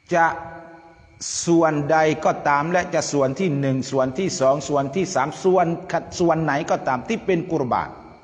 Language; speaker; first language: Thai; non-native, local second language; Pattani Malay